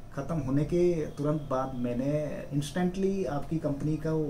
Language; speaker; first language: Hindi; native; Hindi